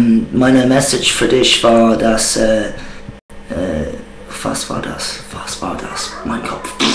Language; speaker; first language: German; non-native, learner; English